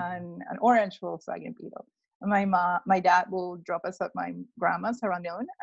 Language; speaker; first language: English; non-native, fluent; Spanish